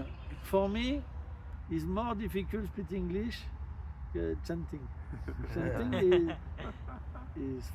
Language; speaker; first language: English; non-native, learner; French